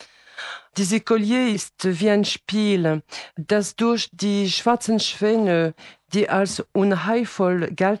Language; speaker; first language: German; non-native, fluent; French